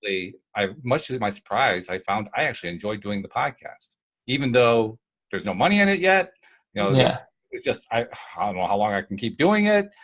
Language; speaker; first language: English; native; English